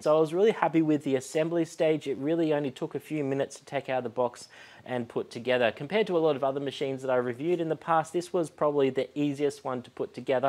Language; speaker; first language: English; native; English